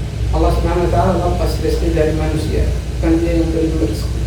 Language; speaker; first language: Indonesian; non-native, learner; Arabic